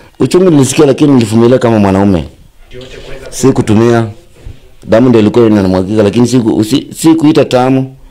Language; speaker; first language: Swahili; non-native, local second language; Luyia